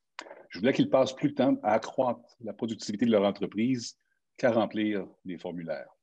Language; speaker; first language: French; native; French